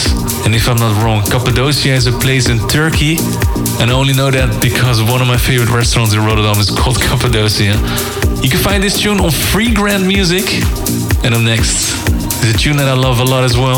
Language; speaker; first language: English; non-native, fluent; Dutch